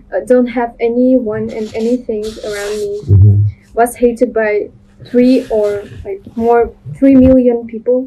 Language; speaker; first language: English; non-native, learner; Russian